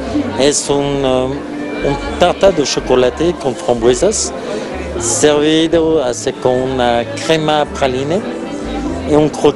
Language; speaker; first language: Spanish; non-native, fluent; French